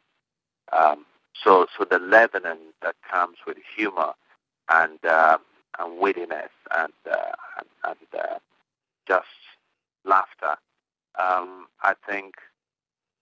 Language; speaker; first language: English; non-native, local second language; Igbo